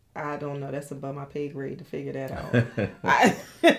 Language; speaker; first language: English; native; English